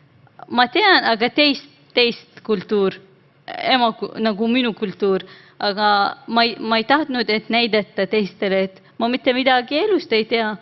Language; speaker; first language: Estonian; non-native, learner; Arabic